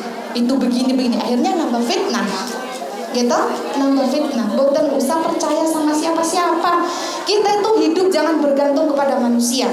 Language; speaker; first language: Indonesian; non-native, local second language; Javanese